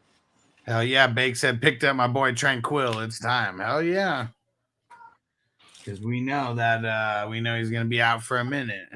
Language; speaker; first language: English; native; English